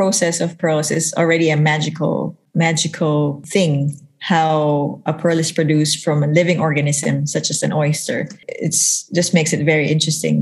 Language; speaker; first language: English; non-native, local second language; Filipino